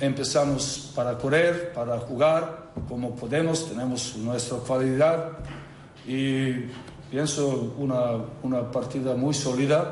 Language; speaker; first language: Spanish; non-native, learner; Serbian